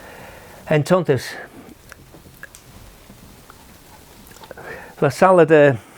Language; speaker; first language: Spanish; non-native, fluent; English